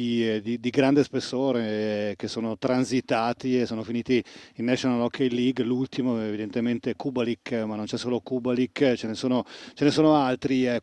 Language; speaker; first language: Italian; native; Italian